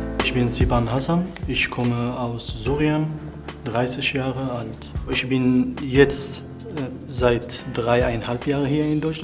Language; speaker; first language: German; non-native, learner; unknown